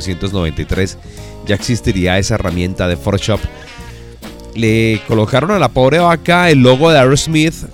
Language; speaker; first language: Spanish; native; Spanish